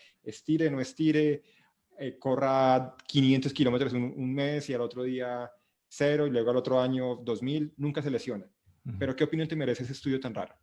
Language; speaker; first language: Spanish; native; Spanish